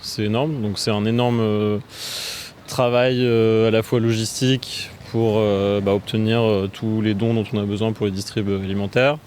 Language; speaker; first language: French; native; French